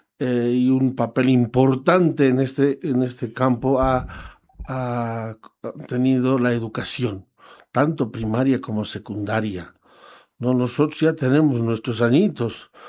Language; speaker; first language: Spanish; non-native, local second language; Quechua